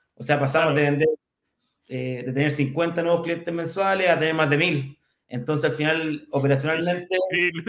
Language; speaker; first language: Spanish; native; Spanish